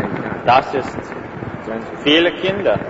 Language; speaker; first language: German; non-native, learner; English